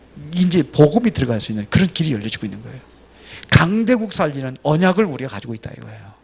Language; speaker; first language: Korean; native; Korean